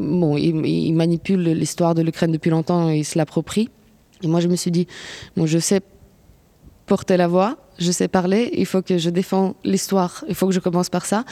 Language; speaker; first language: French; non-native, fluent; Ukrainian